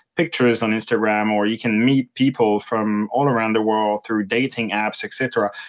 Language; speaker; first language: English; non-native, fluent; French